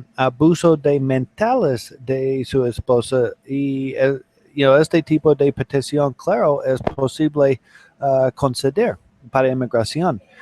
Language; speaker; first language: Spanish; non-native, learner; English